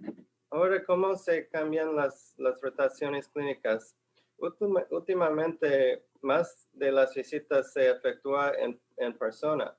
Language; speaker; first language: Spanish; non-native, fluent; English